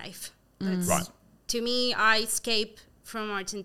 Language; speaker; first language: English; non-native, fluent; Spanish